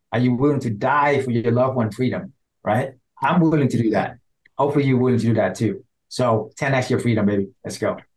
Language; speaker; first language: English; non-native, fluent; Vietnamese